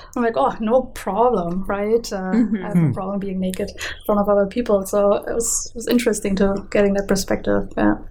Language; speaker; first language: English; non-native, fluent; German